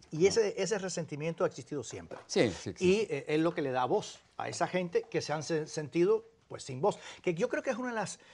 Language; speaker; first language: Spanish; early bilingual, heritage; Spanish